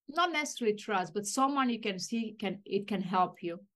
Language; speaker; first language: English; non-native, fluent; Romanian